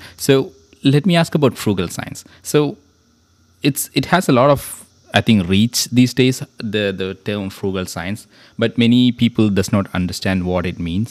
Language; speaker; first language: English; non-native, local second language; Malayalam